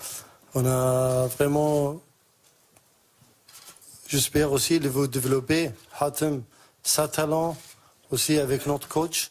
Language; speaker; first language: French; non-native, learner; Arabic